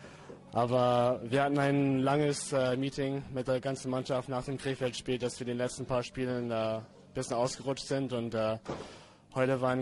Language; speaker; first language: German; early bilingual, heritage; English